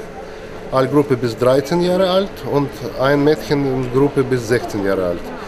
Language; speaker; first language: German; non-native, learner; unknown